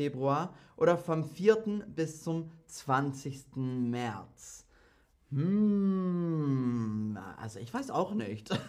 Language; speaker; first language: German; non-native, fluent; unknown